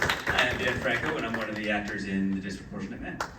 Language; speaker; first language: English; native; English